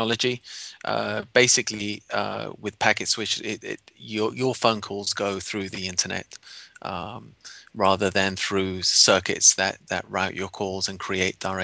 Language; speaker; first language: English; native; English